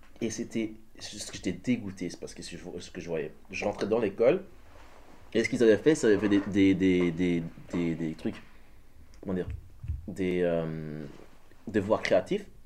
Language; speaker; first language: French; early bilingual, other home language; Dutch